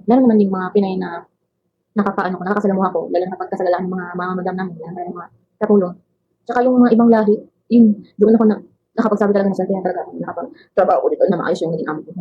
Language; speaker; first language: Filipino; non-native, local second language; Cebuano